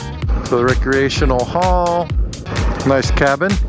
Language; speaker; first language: English; native; English